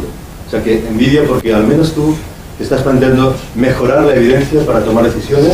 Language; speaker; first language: Spanish; native; Spanish